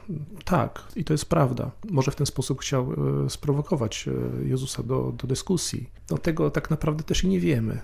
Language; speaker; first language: Polish; native; Polish